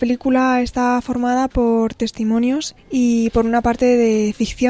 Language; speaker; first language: Spanish; native; Spanish